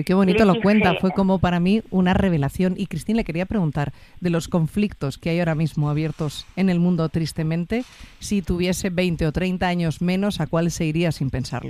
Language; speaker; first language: Spanish; native; Spanish